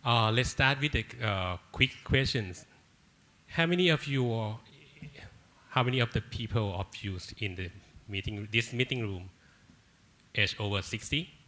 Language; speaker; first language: English; non-native, learner; Thai